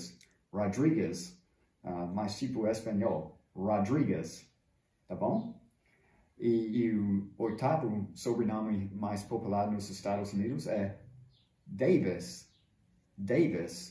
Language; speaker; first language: Portuguese; non-native, fluent; English